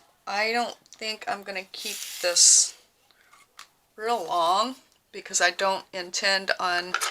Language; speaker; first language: English; native; English